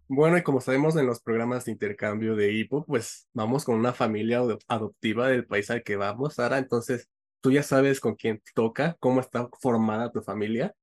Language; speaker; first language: Spanish; native; Spanish